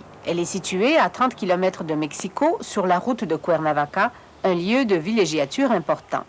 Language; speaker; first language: French; native; French